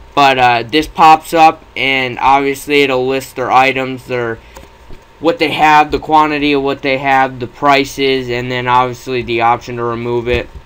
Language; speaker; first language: English; native; English